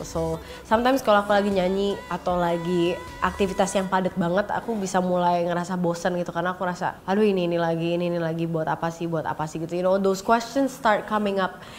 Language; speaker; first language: Indonesian; early bilingual, heritage; Indonesian